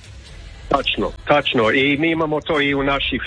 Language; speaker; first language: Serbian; early bilingual, heritage; English